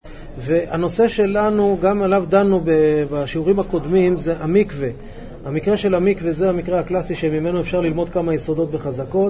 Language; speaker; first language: Hebrew; native; Hebrew